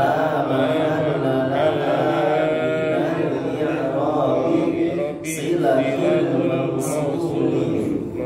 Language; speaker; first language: Arabic; non-native, fluent; Indonesian